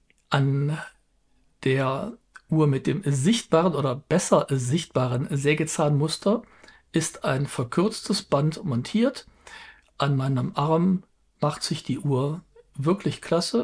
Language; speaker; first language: German; native; German